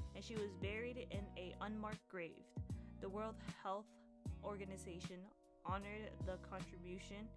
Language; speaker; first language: English; early bilingual, other home language; Spanish